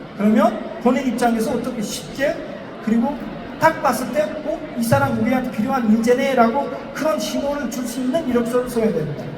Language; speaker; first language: Korean; non-native, fluent; Uzbek